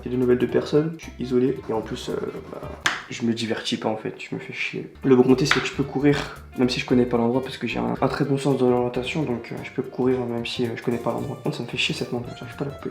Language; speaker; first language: French; native; French